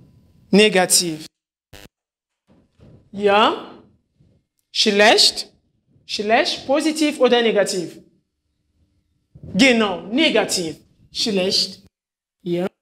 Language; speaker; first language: German; non-native, fluent; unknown